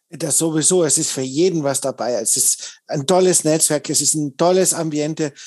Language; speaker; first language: German; native; German